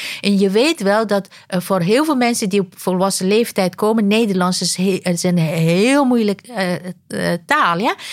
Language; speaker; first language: Dutch; non-native, fluent; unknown